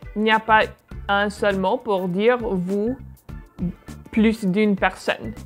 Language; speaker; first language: French; non-native, fluent; English